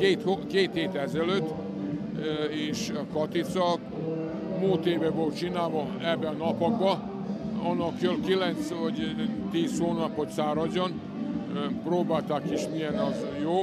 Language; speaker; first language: Hungarian; non-native, local second language; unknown